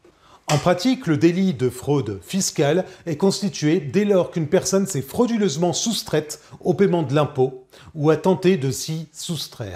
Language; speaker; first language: French; native; French